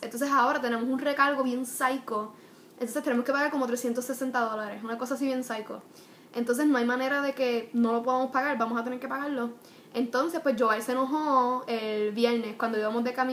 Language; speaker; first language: Spanish; early bilingual, heritage; Spanish